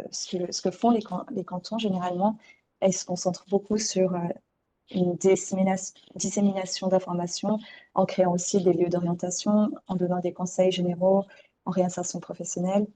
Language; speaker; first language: French; native; French